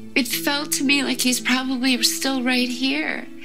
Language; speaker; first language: English; native; English